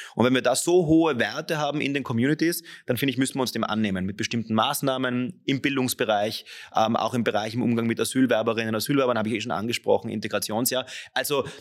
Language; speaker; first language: German; native; German